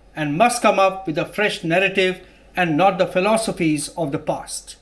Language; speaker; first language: English; non-native, local second language; Urdu